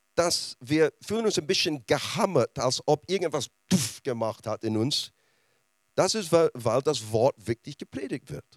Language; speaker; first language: German; non-native, fluent; English